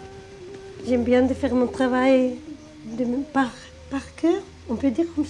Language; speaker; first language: French; non-native, fluent; Spanish